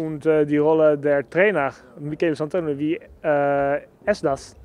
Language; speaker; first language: German; non-native, learner; Dutch